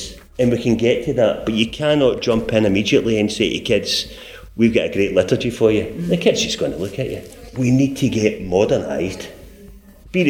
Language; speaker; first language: English; native; English